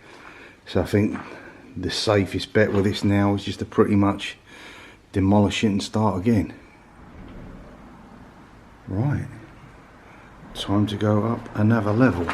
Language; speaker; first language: English; native; English